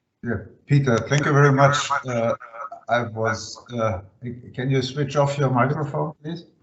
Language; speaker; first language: English; non-native, fluent; German